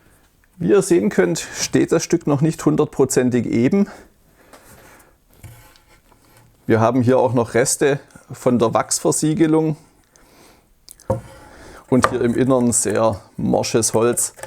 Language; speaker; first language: German; native; German